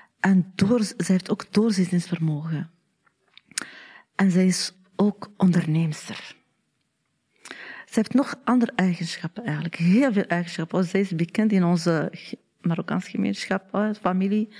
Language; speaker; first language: Dutch; non-native, learner; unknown